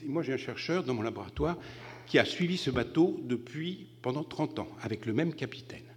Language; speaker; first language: French; native; French